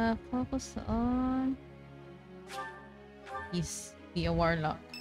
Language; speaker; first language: English; non-native, local second language; Filipino